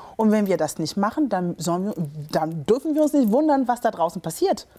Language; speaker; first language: German; early bilingual, other home language; Akan